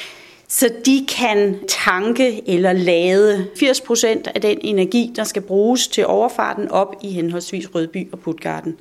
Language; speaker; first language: Danish; native; Danish